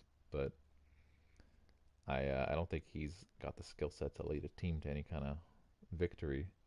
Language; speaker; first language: English; native; English